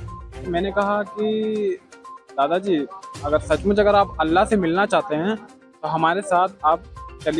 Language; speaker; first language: Hindi; native; Hindi